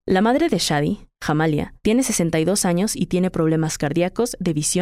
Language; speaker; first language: Spanish; native; Spanish